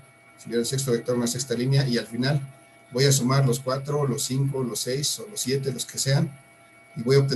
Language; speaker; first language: Spanish; native; Spanish